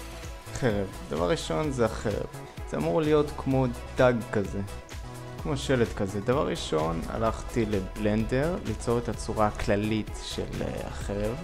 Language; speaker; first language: Hebrew; native; Hebrew